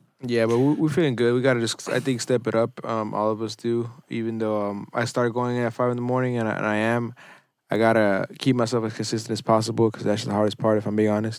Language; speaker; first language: English; early bilingual, other home language; Spanish